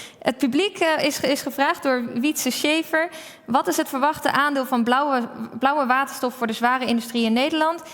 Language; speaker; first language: Dutch; native; Dutch